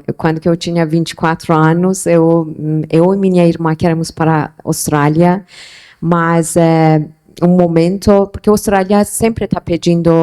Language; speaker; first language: Portuguese; non-native, fluent; Persian